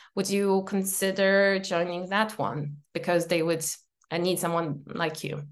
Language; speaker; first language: English; non-native, fluent; Polish